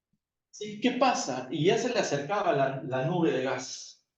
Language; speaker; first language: Spanish; native; Spanish